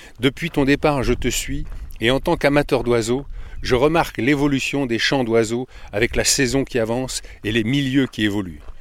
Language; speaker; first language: French; native; French